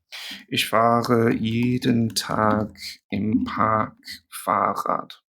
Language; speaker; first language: German; non-native, fluent; English